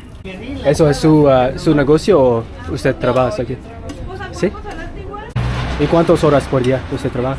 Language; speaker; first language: Spanish; non-native, learner; English